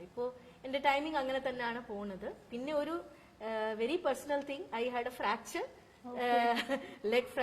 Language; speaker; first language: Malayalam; non-native, local second language; Bangla